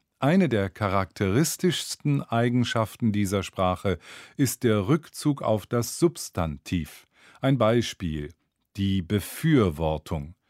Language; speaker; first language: German; native; German